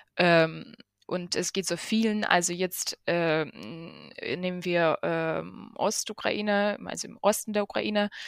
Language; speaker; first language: German; non-native, fluent; Ukrainian